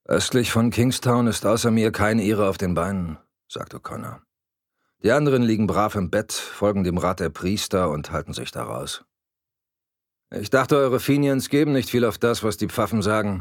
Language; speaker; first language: German; native; German